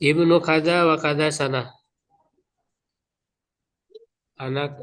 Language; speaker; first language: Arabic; non-native, fluent; Indonesian